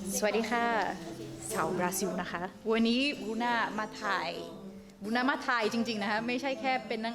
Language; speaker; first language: Thai; non-native, fluent; Portuguese